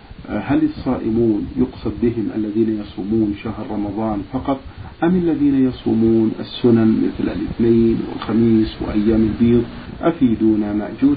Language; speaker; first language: Arabic; native; Arabic